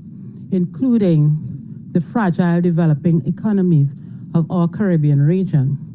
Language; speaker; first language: English; native; English